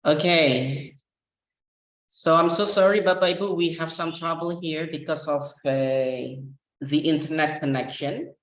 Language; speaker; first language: English; non-native, fluent; Indonesian